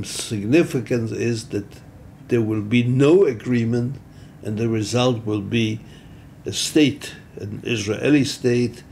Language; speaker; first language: English; non-native, fluent; Hebrew